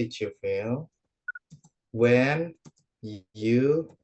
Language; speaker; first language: English; non-native, fluent; Indonesian